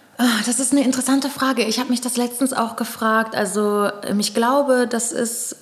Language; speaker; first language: German; early bilingual, other home language; Portuguese